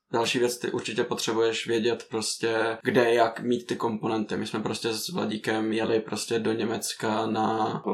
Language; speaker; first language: Czech; native; Czech